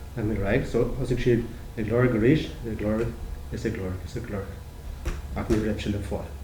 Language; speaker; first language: Irish; non-native, local second language; English